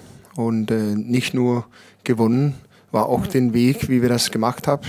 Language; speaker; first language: German; non-native, learner; Danish